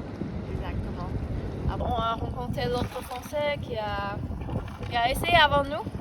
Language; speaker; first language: French; non-native, learner; Chinese